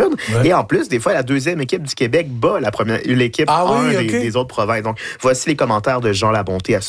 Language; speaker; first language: French; native; French